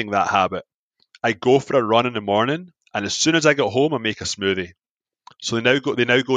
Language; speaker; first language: English; native; English